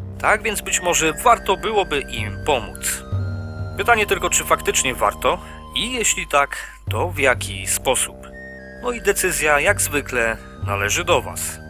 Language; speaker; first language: Polish; native; Polish